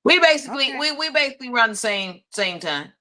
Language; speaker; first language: English; native; English